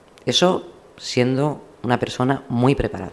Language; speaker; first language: Spanish; native; Spanish